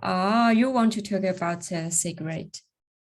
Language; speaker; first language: English; non-native, learner; Chinese